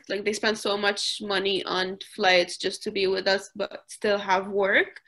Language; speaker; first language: English; early bilingual, other home language; Arabic